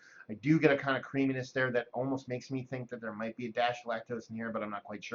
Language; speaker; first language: English; native; English